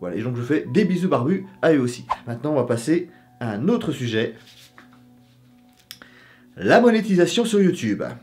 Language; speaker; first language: French; native; French